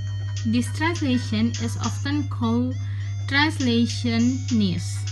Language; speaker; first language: English; non-native, learner; Indonesian